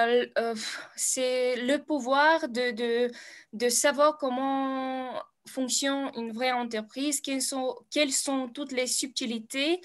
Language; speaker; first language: French; non-native, fluent; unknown